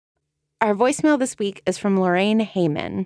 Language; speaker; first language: English; native; English